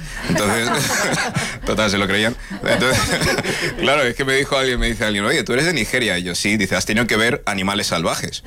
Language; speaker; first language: Spanish; early bilingual, other home language; English